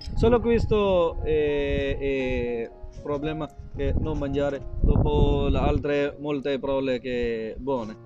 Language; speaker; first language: Italian; non-native, learner; Urdu